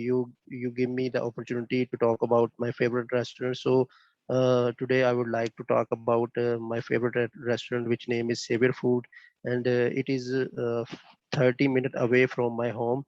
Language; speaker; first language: English; non-native, learner; Bangla